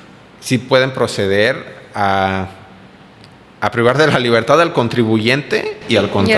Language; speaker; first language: Spanish; native; Spanish